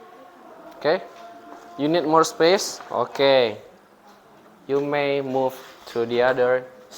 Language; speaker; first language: English; non-native, fluent; Indonesian